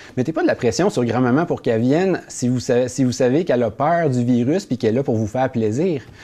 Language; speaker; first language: French; native; French